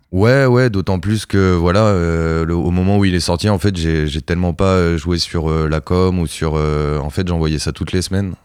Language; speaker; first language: French; native; French